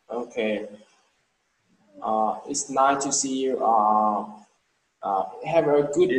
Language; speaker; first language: English; non-native, learner; Vietnamese